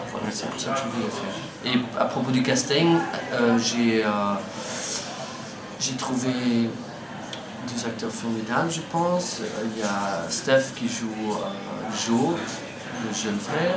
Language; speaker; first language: French; non-native, fluent; Dutch